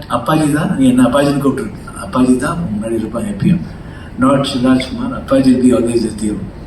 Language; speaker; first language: Tamil; non-native, local second language; Kannada